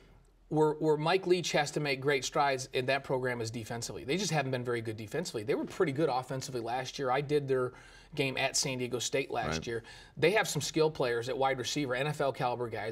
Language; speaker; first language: English; native; English